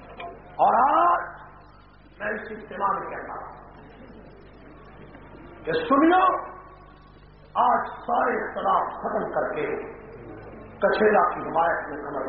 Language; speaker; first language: Urdu; native; Urdu